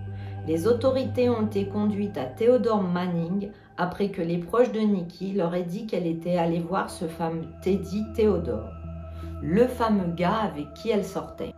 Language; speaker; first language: French; native; French